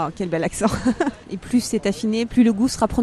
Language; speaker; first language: French; native; French